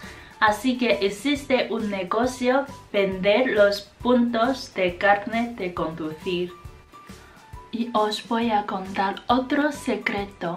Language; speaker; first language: Spanish; non-native, fluent; Chinese